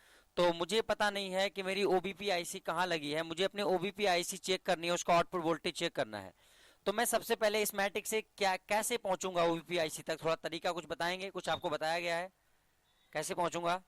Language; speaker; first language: Hindi; native; Hindi